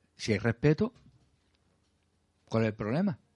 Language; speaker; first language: Spanish; native; Spanish